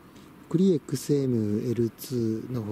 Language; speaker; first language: Japanese; native; Japanese